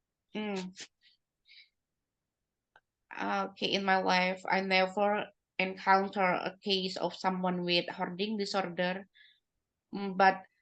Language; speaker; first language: English; non-native, learner; Indonesian